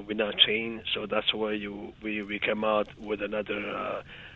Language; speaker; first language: English; non-native, fluent; Serbian